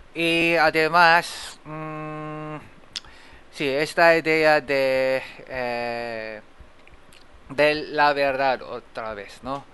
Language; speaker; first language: Spanish; non-native, fluent; Japanese